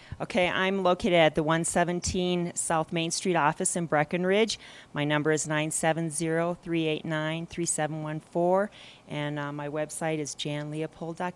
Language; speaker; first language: English; native; English